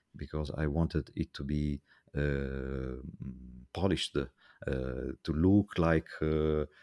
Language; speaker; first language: English; non-native, fluent; Italian